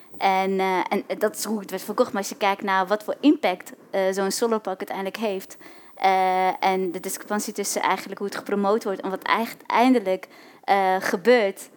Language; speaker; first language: Dutch; early bilingual, other home language; Arabic